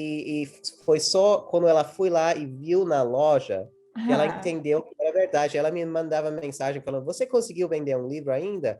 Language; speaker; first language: Portuguese; early bilingual, heritage; English